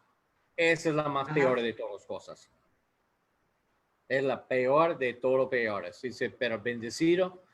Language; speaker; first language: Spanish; non-native, learner; English